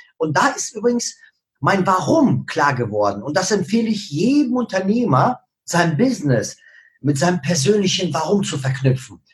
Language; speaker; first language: German; early bilingual, other home language; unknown